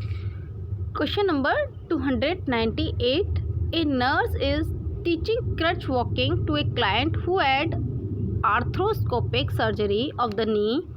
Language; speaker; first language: English; non-native, local second language; Hindi